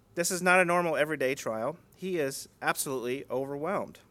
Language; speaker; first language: English; native; English